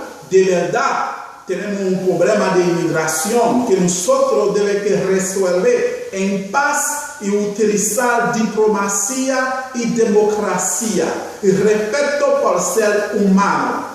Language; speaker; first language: Spanish; non-native, fluent; Haitian Creole